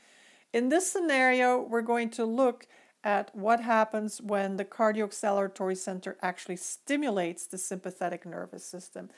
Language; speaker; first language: English; native; English